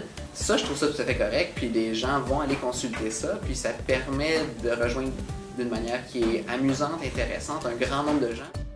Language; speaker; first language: French; native; French